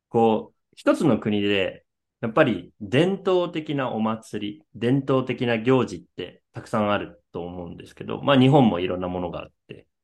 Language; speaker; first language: Japanese; native; Japanese